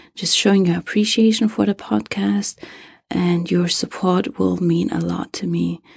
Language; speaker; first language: English; non-native, fluent; German